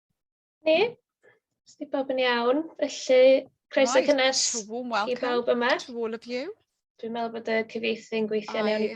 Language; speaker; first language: Welsh; native; Welsh